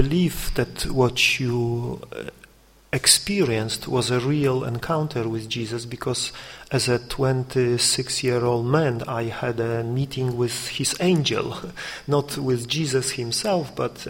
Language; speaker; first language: English; non-native, fluent; Polish